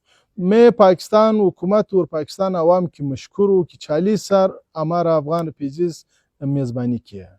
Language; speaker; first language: Hindi; non-native, fluent; Pashto